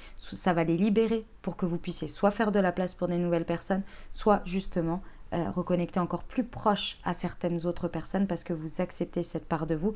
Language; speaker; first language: French; native; French